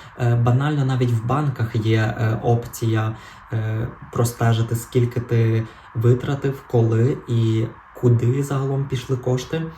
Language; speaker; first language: Ukrainian; non-native, local second language; Russian